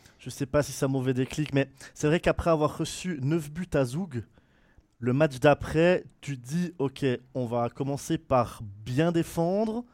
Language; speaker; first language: French; native; French